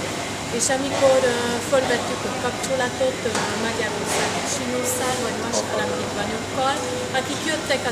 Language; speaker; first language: Hungarian; non-native, learner; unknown